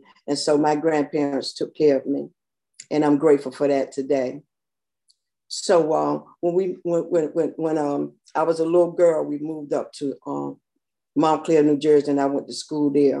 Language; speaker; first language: English; native; English